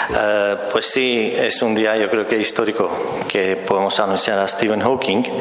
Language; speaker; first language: Spanish; non-native, fluent; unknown